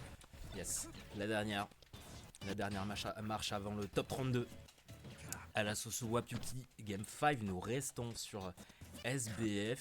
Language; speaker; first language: French; native; French